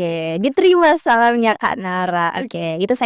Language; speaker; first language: Indonesian; native; Indonesian